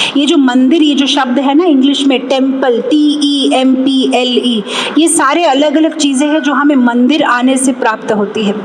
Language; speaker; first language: Hindi; non-native, local second language; Telugu